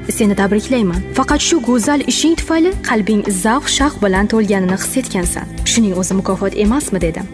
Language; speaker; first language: Uzbek; native; Uzbek